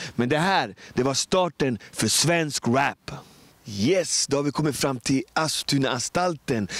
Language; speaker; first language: Swedish; native; Swedish